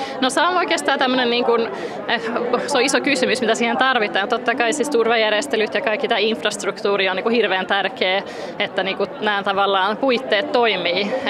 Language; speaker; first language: Finnish; early bilingual, heritage; Finnish